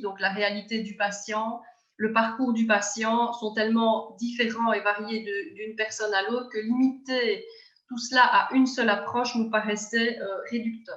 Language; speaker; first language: French; native; French